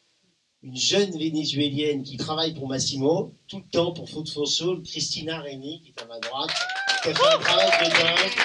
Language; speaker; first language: French; native; French